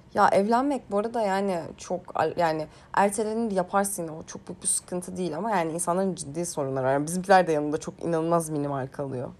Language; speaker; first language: Turkish; native; Turkish